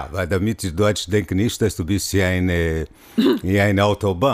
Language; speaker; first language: German; non-native, fluent; Portuguese